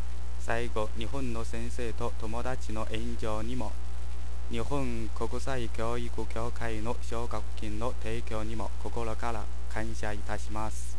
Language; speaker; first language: Japanese; non-native, learner; Chinese